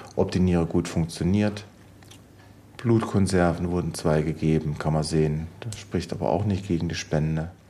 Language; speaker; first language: German; native; German